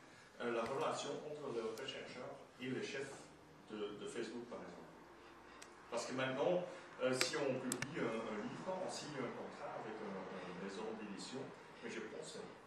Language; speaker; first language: French; non-native, fluent; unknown